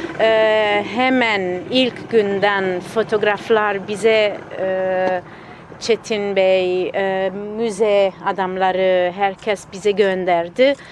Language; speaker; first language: Turkish; non-native, fluent; Italian